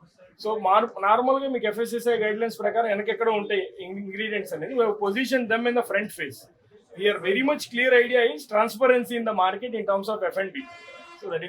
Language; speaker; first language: Telugu; native; Telugu